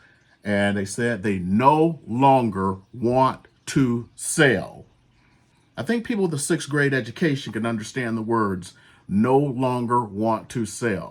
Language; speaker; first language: English; native; English